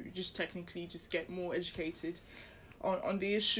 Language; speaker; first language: English; non-native, local second language; Yoruba